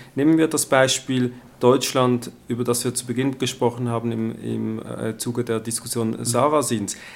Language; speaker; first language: German; native; German